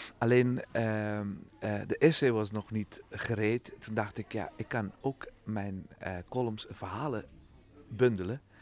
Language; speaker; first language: Dutch; non-native, fluent; Persian